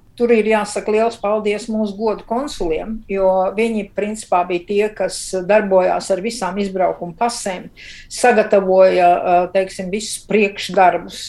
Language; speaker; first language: Latvian; early bilingual, heritage; Latvian